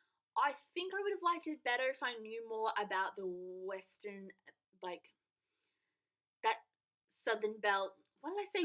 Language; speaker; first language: English; native; English